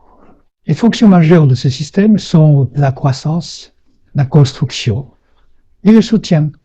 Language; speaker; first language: French; native; French